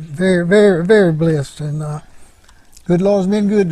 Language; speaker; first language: English; native; English